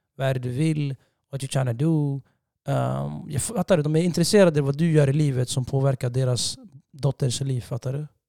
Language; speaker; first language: Swedish; early bilingual, other home language; Somali